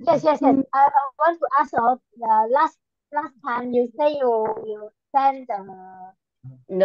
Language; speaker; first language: English; non-native, learner; Malay